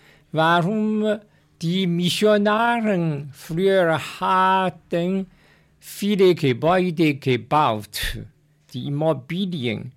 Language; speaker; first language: German; non-native, learner; Chinese